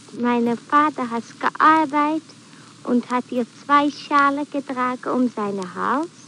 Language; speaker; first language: German; non-native, learner; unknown